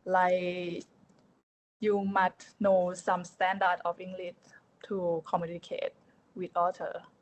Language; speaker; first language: English; non-native, learner; Thai